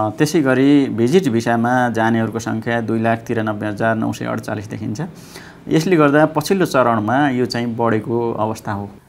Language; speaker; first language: Nepali; native; Nepali